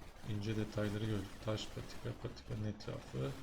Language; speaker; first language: Turkish; native; Turkish